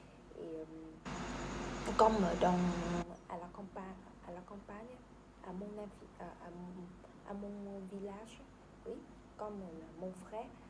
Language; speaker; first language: French; non-native, learner; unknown